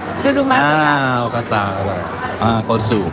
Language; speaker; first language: Japanese; non-native, learner; Indonesian